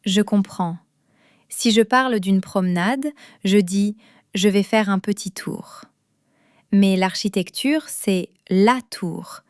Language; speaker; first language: French; non-native, fluent; English